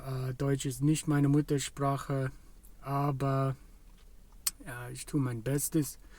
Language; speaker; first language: German; non-native, fluent; English